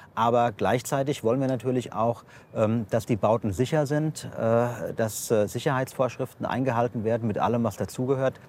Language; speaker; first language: German; native; German